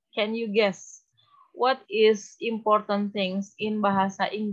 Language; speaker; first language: English; non-native, fluent; Indonesian